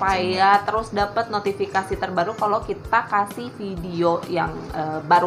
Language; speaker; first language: Indonesian; native; Indonesian